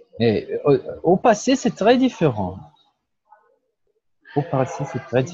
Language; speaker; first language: French; non-native, learner; Portuguese